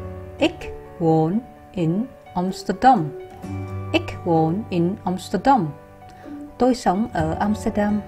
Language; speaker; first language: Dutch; non-native, fluent; Vietnamese